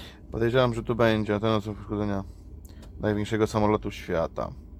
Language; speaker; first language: Polish; native; Polish